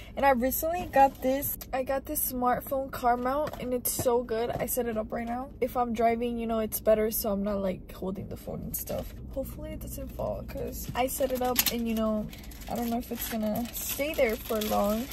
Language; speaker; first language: English; early bilingual, other home language; Spanish